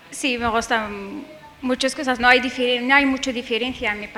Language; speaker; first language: Spanish; non-native, learner; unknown